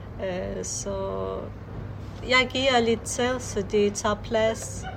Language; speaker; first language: Danish; non-native, fluent; Ukrainian